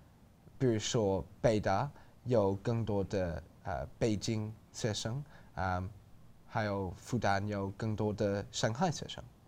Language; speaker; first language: Chinese; non-native, learner; English